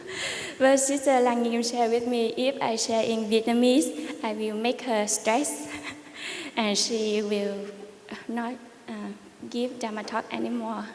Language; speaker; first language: English; non-native, learner; Vietnamese